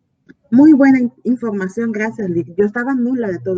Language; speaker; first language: Spanish; native; Spanish